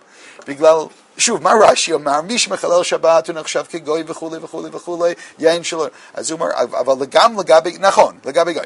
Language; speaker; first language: Hebrew; non-native, fluent; English